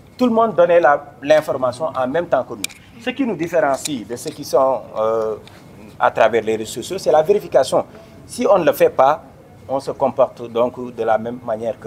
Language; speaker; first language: French; non-native, local second language; Wolof